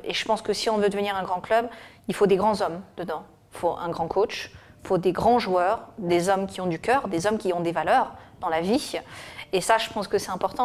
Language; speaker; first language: French; native; French